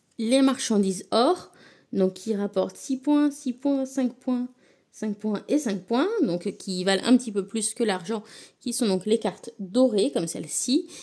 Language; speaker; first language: French; native; French